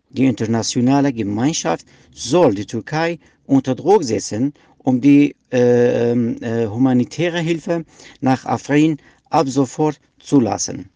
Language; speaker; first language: German; non-native, learner; Kurdish